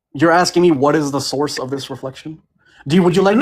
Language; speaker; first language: English; early bilingual, heritage; Punjabi